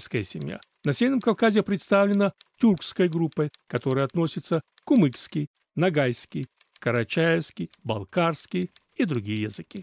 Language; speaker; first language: Russian; non-native, local second language; Chechen